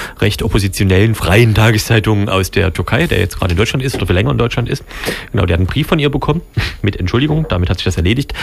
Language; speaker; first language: German; native; German